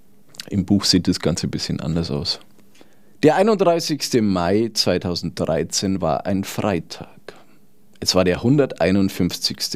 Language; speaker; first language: German; native; German